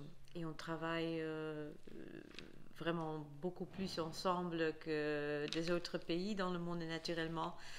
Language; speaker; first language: French; non-native, fluent; Dutch